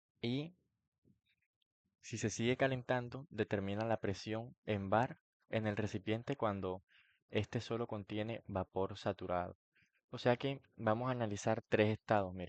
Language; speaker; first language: Spanish; native; Spanish